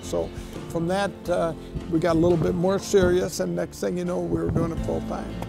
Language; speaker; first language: English; native; English